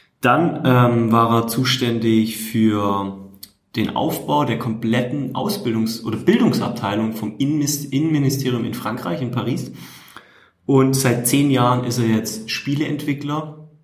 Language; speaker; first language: German; native; German